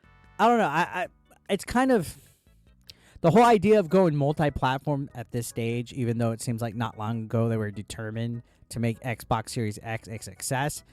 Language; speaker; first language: English; native; English